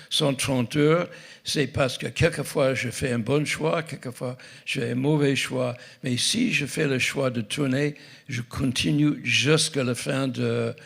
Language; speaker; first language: French; non-native, fluent; English